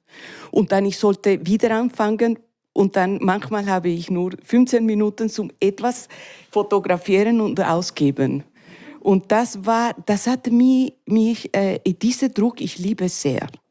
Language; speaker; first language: German; non-native, learner; Spanish